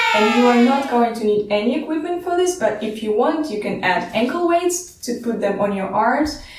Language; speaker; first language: English; non-native, fluent; Russian